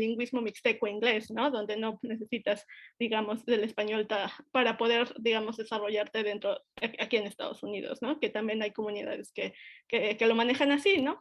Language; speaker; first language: Spanish; native; Spanish